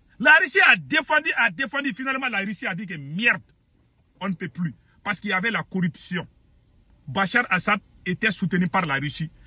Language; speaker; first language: French; non-native, local second language; Bambara